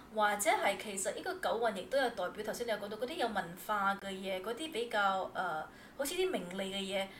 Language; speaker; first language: Cantonese; native; Cantonese